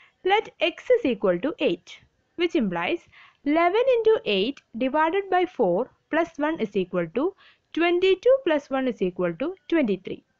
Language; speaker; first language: English; non-native, local second language; Malayalam